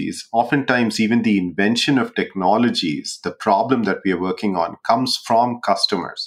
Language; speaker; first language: English; non-native, local second language; Hindi